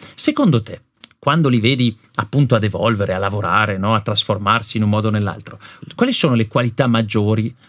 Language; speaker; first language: Italian; native; Italian